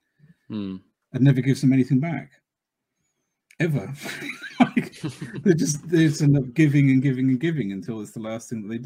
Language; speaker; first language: English; native; English